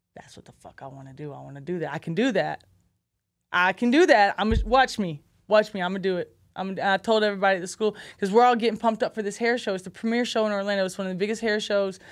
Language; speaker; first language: English; native; English